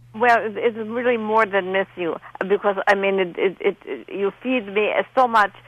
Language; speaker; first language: English; non-native, fluent; Polish